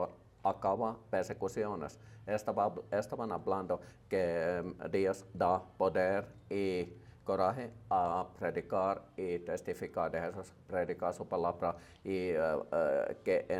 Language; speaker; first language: Spanish; non-native, learner; Finnish